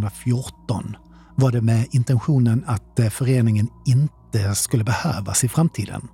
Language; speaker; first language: Swedish; native; Swedish